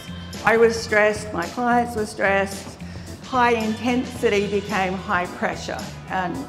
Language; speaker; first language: English; native; English